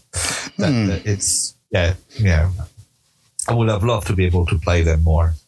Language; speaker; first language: English; non-native, fluent; French